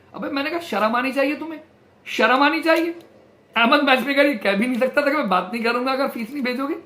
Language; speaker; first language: Urdu; non-native, local second language; Punjabi